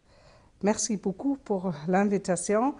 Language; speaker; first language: French; non-native, fluent; German